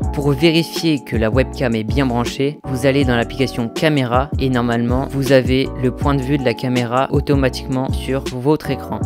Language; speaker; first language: French; native; French